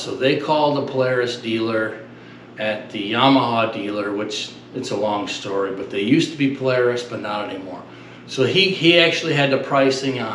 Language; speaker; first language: English; native; English